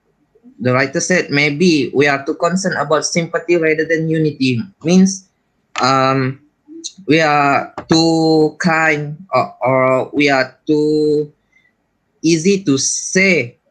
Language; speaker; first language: English; non-native, learner; Malay